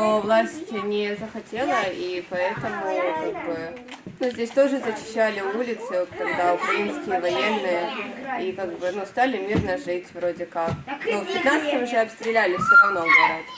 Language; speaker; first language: Russian; native; Russian